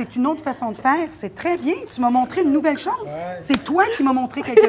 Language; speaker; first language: French; native; French